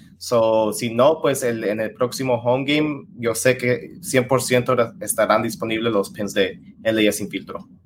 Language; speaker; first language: Spanish; early bilingual, heritage; Spanish